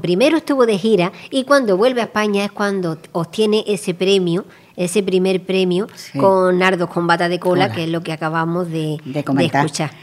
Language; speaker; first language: Spanish; native; Spanish